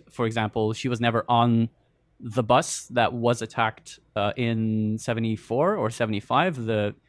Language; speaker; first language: English; early bilingual, other home language; Arabic